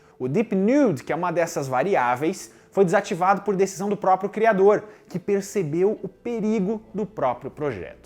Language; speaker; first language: Portuguese; native; Portuguese